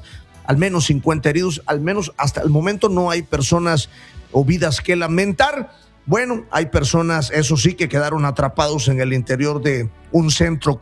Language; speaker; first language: Spanish; native; Spanish